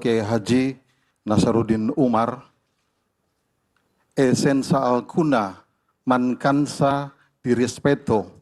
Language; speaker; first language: Italian; non-native, learner; Indonesian